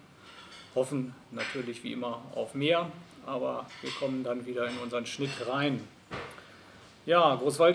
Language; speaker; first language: German; native; German